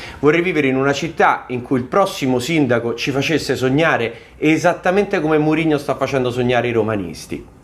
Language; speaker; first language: Italian; native; Italian